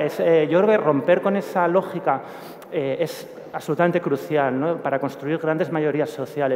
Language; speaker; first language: Spanish; native; Spanish